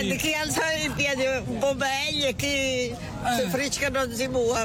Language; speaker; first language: Italian; native; Italian